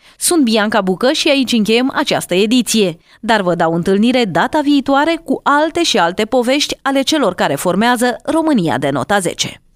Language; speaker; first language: Romanian; native; Romanian